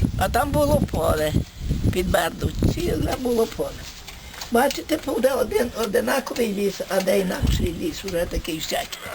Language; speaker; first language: Ukrainian; native; Ukrainian